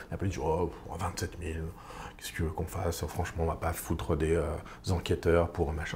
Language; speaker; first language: French; native; French